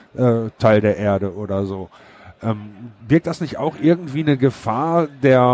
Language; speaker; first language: German; native; German